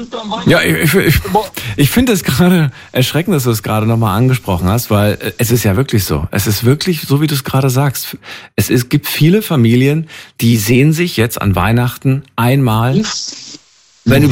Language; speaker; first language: German; native; German